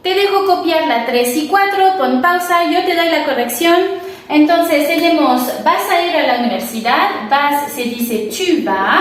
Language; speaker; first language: Spanish; non-native, fluent; French